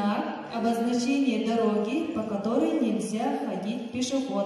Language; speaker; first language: Russian; non-native, local second language; Yakut